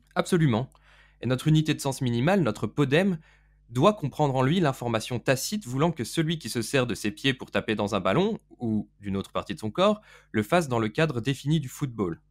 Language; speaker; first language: French; native; French